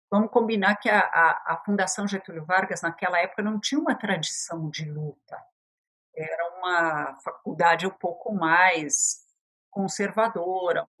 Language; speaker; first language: Portuguese; early bilingual, other home language; French